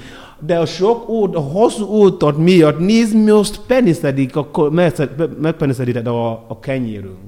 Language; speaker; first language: Hungarian; non-native, learner; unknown